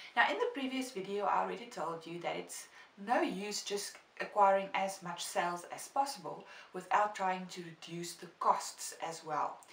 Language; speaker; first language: English; non-native, local second language; Afrikaans